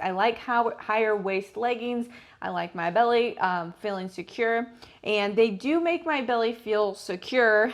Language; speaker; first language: English; native; English